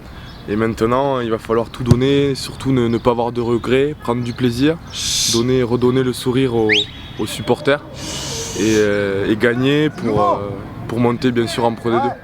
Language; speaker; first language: French; native; French